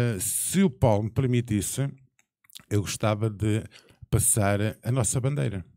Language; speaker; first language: Portuguese; native; Portuguese